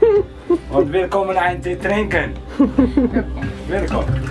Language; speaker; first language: German; non-native, local second language; Arabic